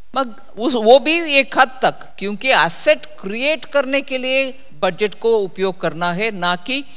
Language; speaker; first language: Hindi; non-native, local second language; Tamil